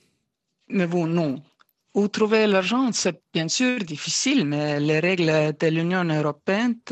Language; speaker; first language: French; non-native, fluent; Estonian